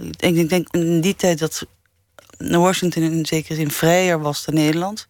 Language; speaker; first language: Dutch; early bilingual, other home language; English